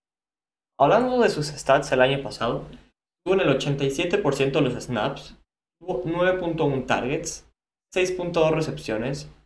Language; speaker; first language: Spanish; native; Spanish